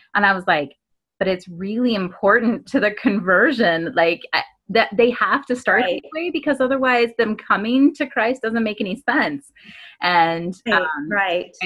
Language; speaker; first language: English; native; English